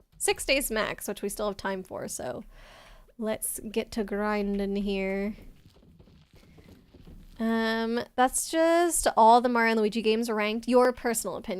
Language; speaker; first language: English; native; English